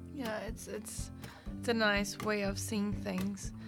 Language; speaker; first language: English; non-native, fluent; Portuguese